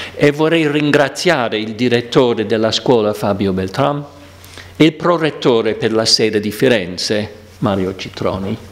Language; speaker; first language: Italian; non-native, fluent; English